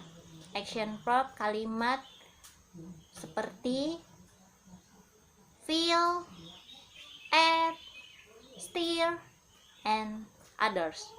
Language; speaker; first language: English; non-native, learner; Indonesian